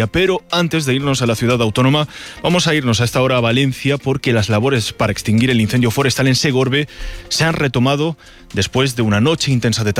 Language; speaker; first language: Spanish; native; Spanish